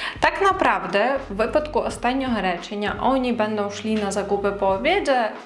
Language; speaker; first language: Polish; non-native, fluent; Ukrainian